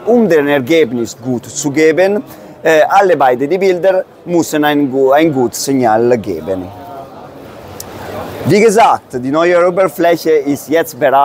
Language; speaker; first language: German; non-native, fluent; Italian